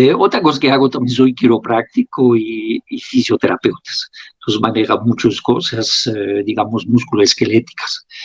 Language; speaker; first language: Spanish; non-native, fluent; French